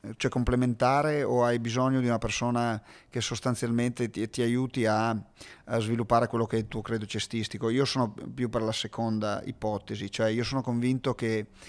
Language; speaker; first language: Italian; native; Italian